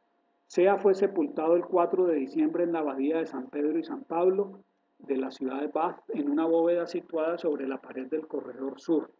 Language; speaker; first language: Spanish; native; Spanish